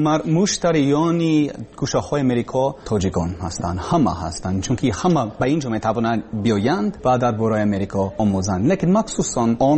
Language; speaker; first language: Persian; non-native, learner; English